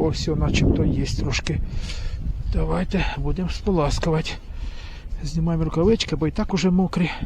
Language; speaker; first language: Ukrainian; native; Ukrainian